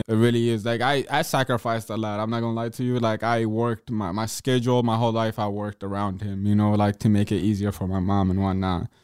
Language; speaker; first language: English; early bilingual, other home language; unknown